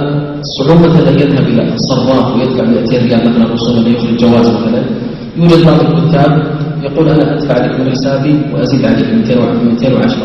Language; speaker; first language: Arabic; native; Arabic